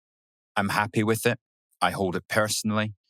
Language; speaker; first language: English; native; English